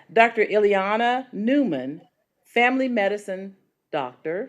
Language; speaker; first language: English; native; English